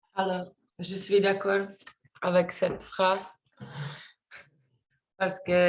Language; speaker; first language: French; non-native, learner; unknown